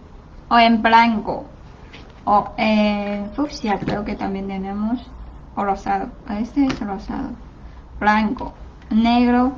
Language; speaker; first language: Spanish; non-native, learner; Chinese